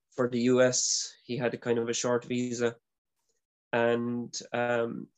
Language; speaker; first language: English; native; English